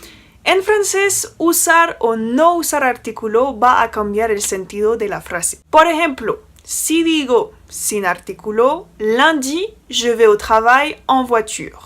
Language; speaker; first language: Spanish; non-native, fluent; French